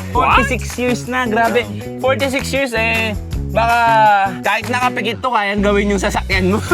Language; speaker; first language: Filipino; native; Filipino